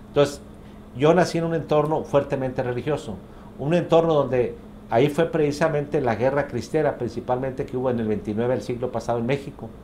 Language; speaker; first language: Spanish; native; Spanish